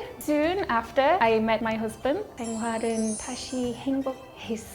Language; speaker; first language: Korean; non-native, learner; English